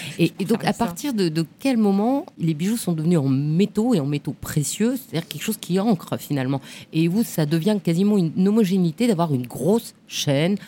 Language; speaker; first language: French; native; French